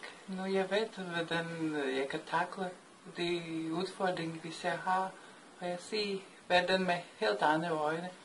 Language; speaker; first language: Danish; non-native, fluent; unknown